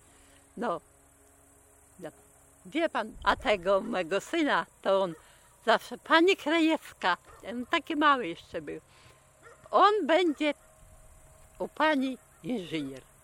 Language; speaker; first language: Polish; non-native, local second language; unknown